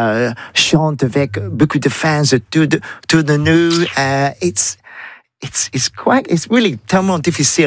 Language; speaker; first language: French; non-native, learner; English